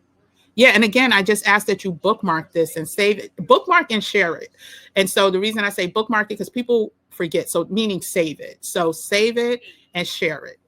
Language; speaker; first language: English; native; English